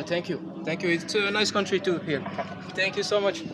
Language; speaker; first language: English; non-native, learner; French